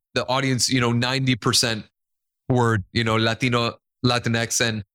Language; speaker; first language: English; non-native, fluent; Spanish